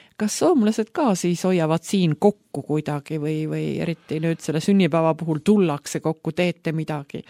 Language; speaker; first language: Estonian; native; Estonian